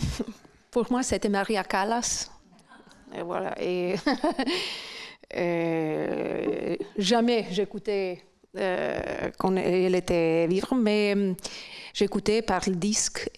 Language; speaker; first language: French; non-native, fluent; Albanian